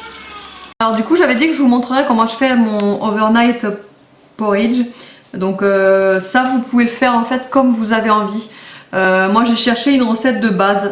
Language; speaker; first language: French; native; French